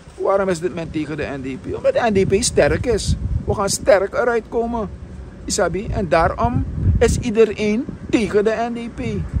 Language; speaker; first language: Dutch; native; Dutch